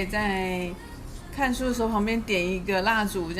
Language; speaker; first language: Chinese; native; Chinese